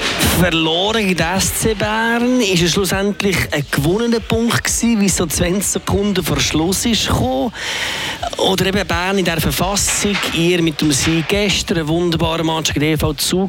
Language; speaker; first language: German; native; German